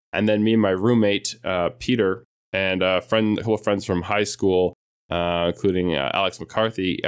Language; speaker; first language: English; native; English